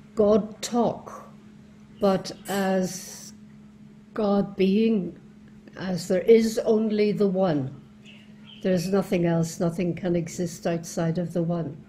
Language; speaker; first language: English; native; English